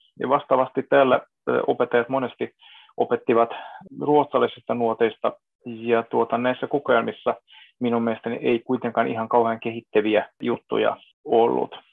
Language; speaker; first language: Finnish; non-native, fluent; Hungarian